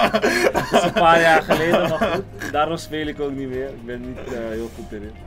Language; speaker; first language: Dutch; native; Dutch